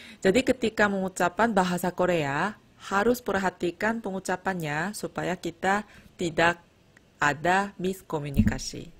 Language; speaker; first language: Indonesian; non-native, fluent; Korean